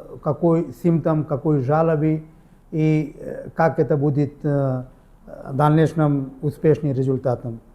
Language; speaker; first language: Russian; non-native, learner; Hindi